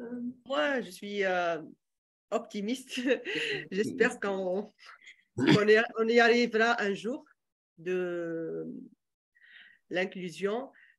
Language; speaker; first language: French; non-native, local second language; Arabic